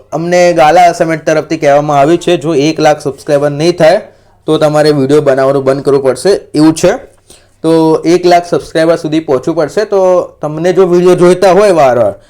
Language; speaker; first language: Gujarati; non-native, local second language; Marathi